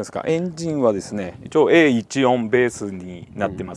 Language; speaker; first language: Japanese; native; Japanese